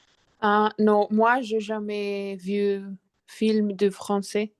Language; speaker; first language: French; non-native, learner; Spanish